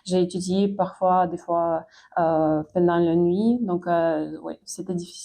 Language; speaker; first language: French; non-native, fluent; Ukrainian